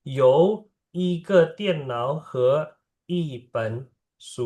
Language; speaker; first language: Chinese; non-native, fluent; Indonesian